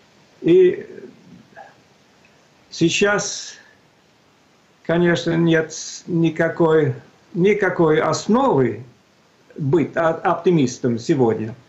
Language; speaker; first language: Russian; non-native, fluent; Swedish